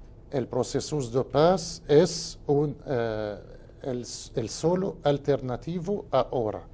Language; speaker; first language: Portuguese; non-native, fluent; Spanish